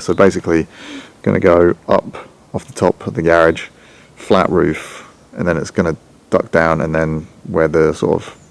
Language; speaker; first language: English; native; English